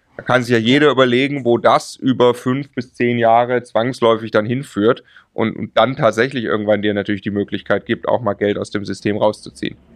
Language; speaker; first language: German; native; German